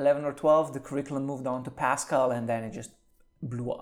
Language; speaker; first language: English; non-native, fluent; Slovenian